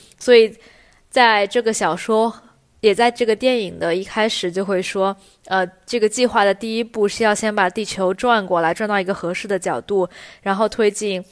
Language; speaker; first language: Chinese; native; Chinese